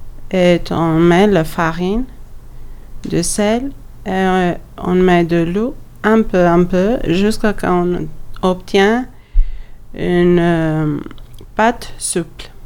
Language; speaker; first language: French; non-native, learner; Albanian